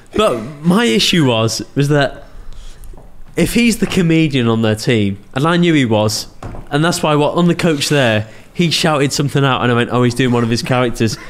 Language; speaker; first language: English; native; English